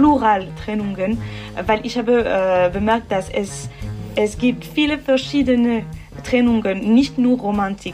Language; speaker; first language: German; non-native, learner; French